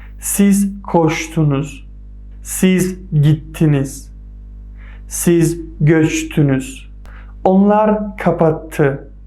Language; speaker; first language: Turkish; non-native, fluent; Persian